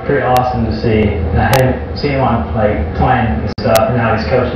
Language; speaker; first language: English; native; English